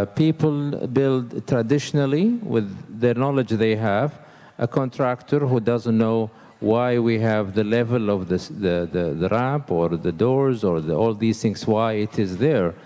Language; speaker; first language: English; non-native, fluent; Arabic